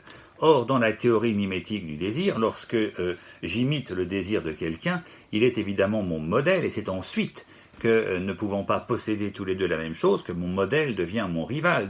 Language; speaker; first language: French; native; French